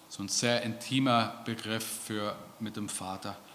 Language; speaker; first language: German; non-native, fluent; English